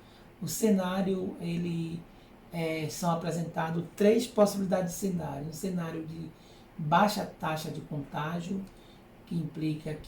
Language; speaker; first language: Portuguese; native; Portuguese